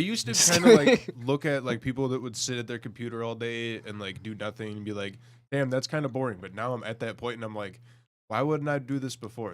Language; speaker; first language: English; native; English